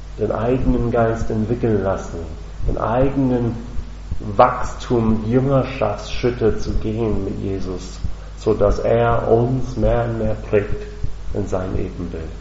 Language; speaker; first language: German; non-native, fluent; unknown